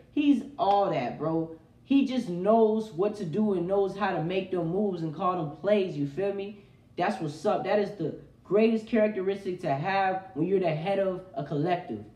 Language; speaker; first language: English; native; English